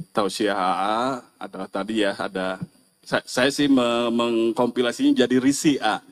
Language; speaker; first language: Indonesian; native; Indonesian